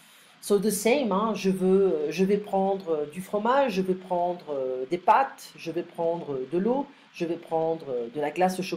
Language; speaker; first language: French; non-native, fluent; English